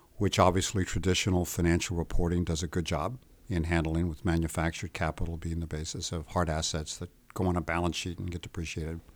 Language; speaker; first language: English; native; English